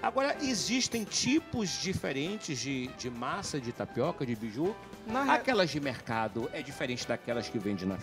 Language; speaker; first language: Portuguese; native; Portuguese